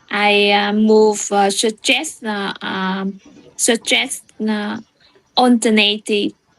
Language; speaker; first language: English; non-native, learner; Vietnamese